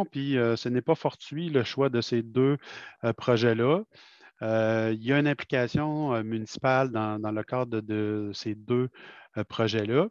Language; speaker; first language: French; native; French